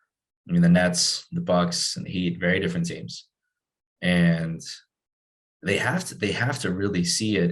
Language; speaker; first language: English; native; English